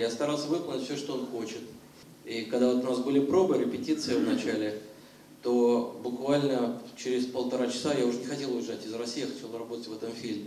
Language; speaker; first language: Russian; native; Russian